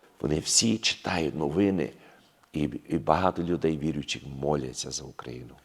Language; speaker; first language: Ukrainian; early bilingual, heritage; Ukrainian